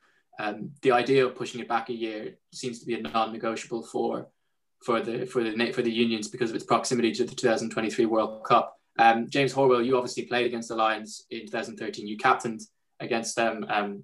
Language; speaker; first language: English; native; English